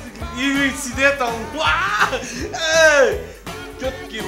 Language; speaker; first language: Russian; non-native, local second language; Uzbek